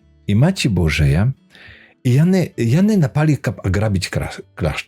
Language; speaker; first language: Polish; non-native, learner; Belarusian